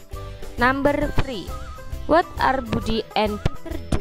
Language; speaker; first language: English; non-native, fluent; Indonesian